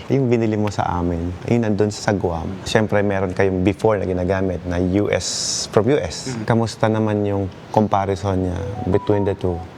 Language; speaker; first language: Filipino; native; Filipino